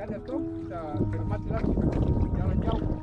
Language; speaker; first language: Indonesian; native; Indonesian